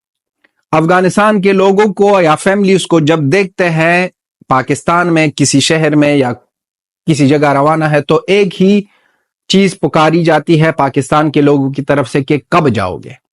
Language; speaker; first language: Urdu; non-native, fluent; Pashto